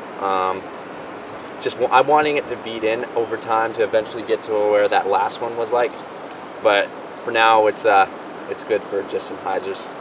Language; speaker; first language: English; native; English